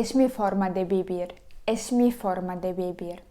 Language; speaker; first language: Spanish; non-native, fluent; Ukrainian